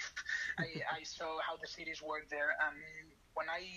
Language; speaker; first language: English; non-native, fluent; Spanish